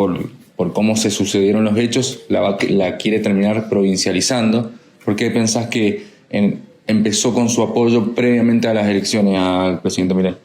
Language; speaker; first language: Spanish; native; Spanish